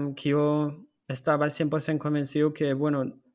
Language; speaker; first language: Spanish; non-native, fluent; German